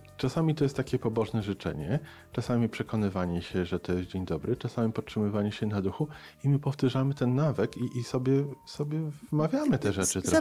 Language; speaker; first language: Polish; native; Polish